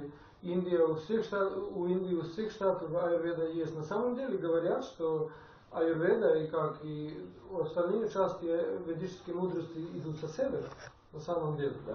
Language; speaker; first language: Russian; non-native, fluent; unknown